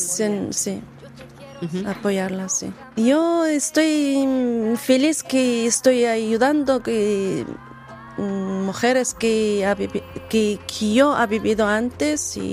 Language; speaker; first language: Spanish; non-native, learner; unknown